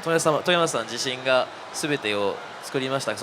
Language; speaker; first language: Japanese; non-native, fluent; French